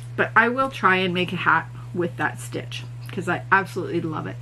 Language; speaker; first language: English; native; English